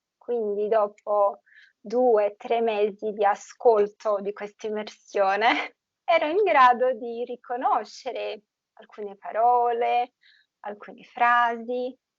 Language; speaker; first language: Italian; non-native, fluent; Portuguese